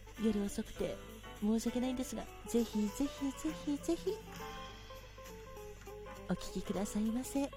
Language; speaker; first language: Japanese; native; Japanese